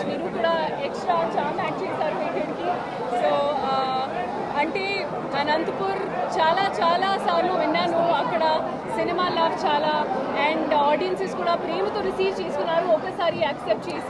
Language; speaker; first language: Telugu; non-native, fluent; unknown